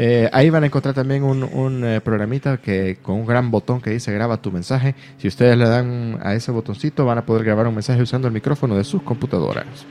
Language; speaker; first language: Spanish; native; Spanish